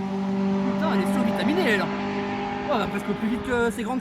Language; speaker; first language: French; native; French